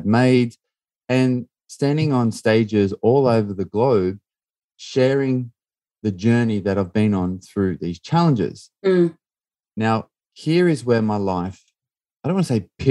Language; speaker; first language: English; native; English